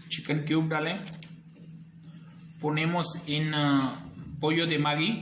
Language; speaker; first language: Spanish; non-native, learner; Urdu